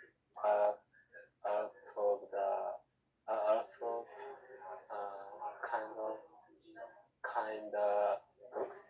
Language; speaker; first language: English; non-native, learner; Korean